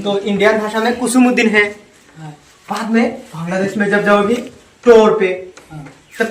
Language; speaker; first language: Hindi; non-native, local second language; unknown